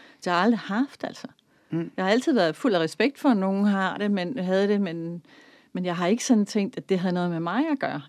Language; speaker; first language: Danish; native; Danish